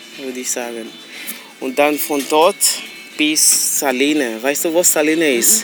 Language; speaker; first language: German; non-native, learner; Portuguese